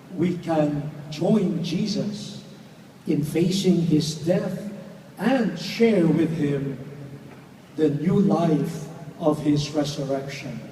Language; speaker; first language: English; non-native, local second language; Filipino